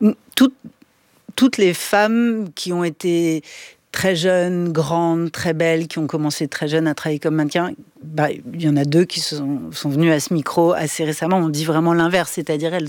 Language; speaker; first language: French; native; French